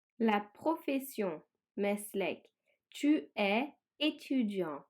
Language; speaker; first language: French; non-native, fluent; Turkish